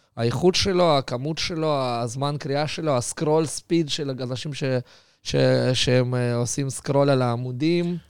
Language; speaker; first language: Hebrew; early bilingual, other home language; Russian